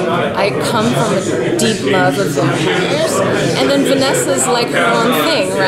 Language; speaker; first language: English; native; English